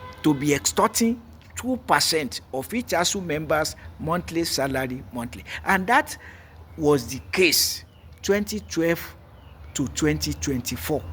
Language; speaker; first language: English; non-native, local second language; Yoruba